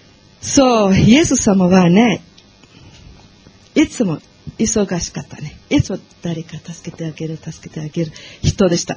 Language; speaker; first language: Japanese; non-native, learner; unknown